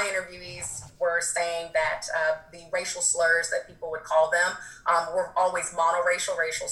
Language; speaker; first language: English; native; English